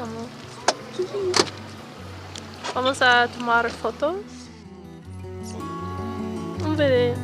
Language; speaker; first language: Spanish; non-native, learner; English